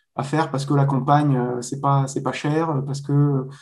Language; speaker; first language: French; native; French